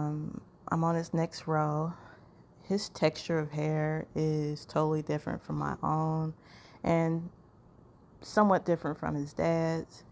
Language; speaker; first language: English; native; English